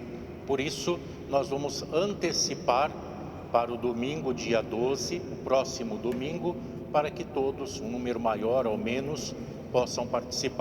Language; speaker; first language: Portuguese; native; Portuguese